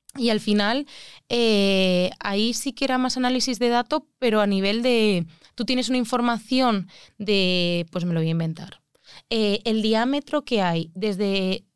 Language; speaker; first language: Spanish; native; Spanish